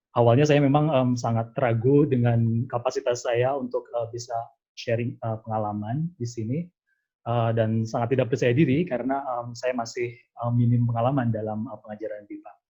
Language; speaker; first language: Indonesian; native; Indonesian